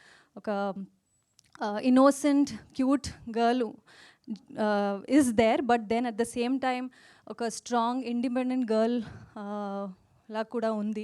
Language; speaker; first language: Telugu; non-native, fluent; Kannada